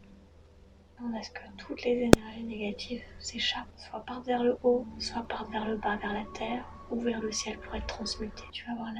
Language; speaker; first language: French; native; French